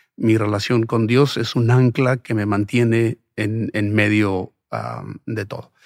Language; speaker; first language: Spanish; native; Spanish